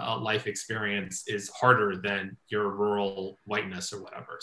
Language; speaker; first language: English; native; English